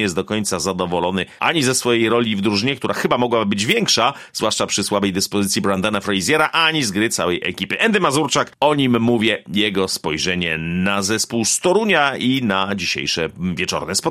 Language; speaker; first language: Polish; native; Polish